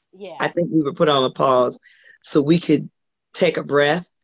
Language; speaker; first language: English; native; English